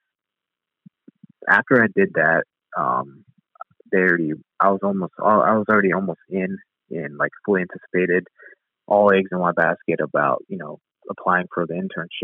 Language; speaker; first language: English; native; English